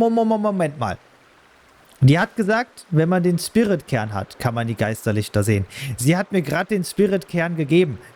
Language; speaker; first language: German; native; German